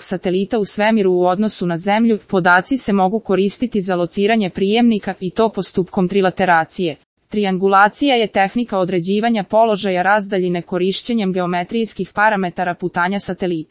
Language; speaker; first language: Croatian; native; Croatian